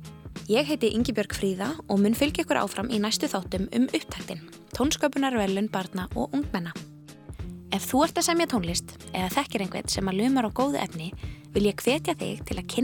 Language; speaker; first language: Icelandic; native; Icelandic